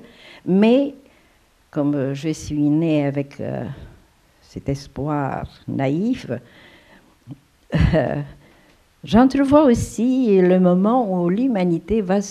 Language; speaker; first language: French; non-native, fluent; Romanian